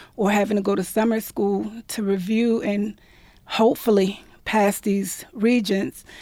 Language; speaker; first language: English; non-native, local second language; Spanish